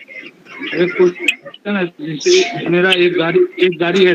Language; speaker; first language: Hindi; non-native, local second language; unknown